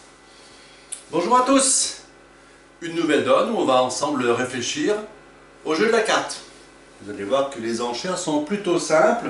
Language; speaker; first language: French; native; French